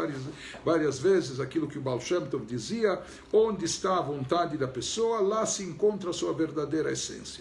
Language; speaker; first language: Portuguese; native; Portuguese